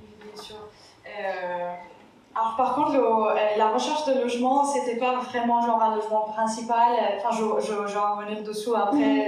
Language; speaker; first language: French; non-native, fluent; Persian